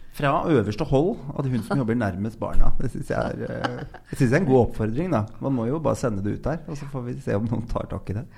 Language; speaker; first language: Norwegian; native; Norwegian